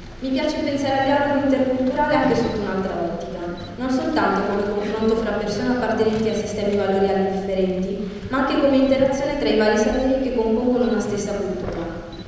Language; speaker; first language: Italian; early bilingual, other home language; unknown